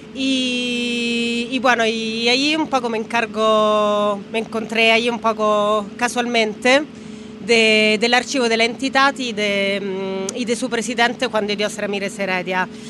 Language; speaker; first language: Spanish; non-native, fluent; Italian